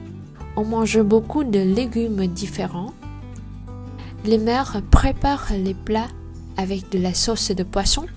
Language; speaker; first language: French; non-native, learner; Vietnamese